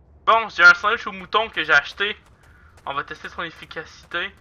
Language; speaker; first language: French; native; French